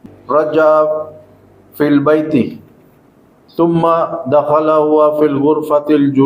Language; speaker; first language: Arabic; non-native, learner; Filipino